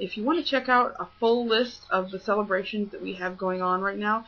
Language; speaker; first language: English; native; English